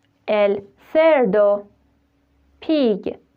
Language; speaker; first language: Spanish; non-native, fluent; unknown